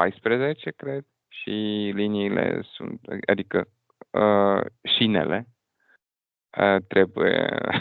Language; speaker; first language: Romanian; non-native, fluent; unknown